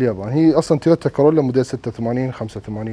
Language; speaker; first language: Arabic; native; Arabic